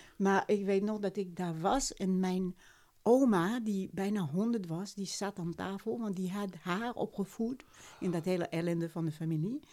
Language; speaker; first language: Dutch; non-native, fluent; French